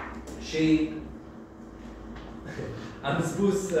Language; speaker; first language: Romanian; non-native, learner; English